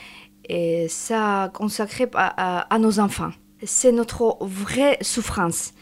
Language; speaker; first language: French; non-native, learner; Georgian